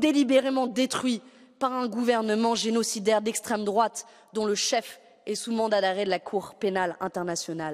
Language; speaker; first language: French; native; French